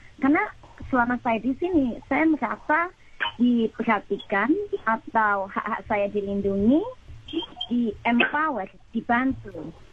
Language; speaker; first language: Indonesian; native; Indonesian